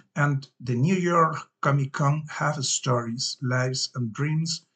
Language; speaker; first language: English; non-native, learner; Galician